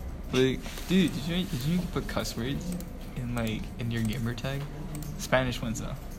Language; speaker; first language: English; native; English